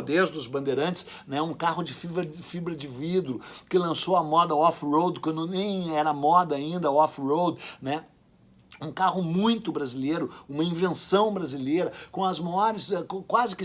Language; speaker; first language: Portuguese; native; Portuguese